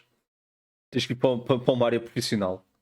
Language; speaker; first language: Portuguese; native; Portuguese